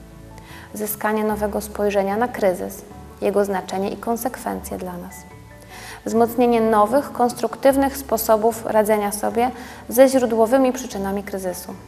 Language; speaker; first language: Polish; native; Polish